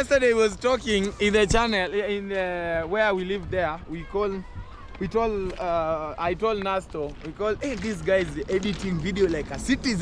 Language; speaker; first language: English; non-native, learner; Swahili